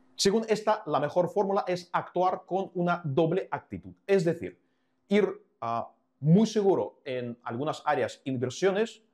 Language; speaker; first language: Spanish; non-native, fluent; Ukrainian